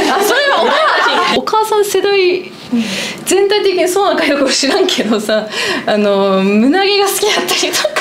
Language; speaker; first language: Japanese; non-native, fluent; German